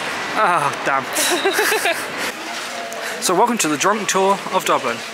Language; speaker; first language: English; native; English